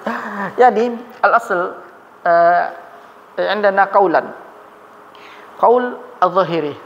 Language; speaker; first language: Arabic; non-native, learner; Malay